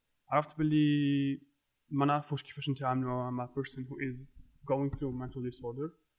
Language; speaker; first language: English; non-native, fluent; Arabic